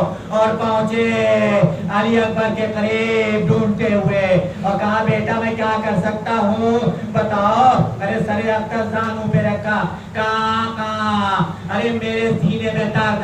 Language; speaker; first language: Urdu; native; Urdu